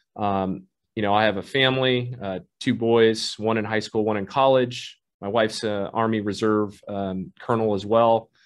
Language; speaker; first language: English; native; English